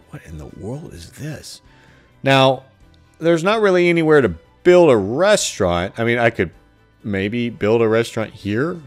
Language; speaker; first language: English; native; English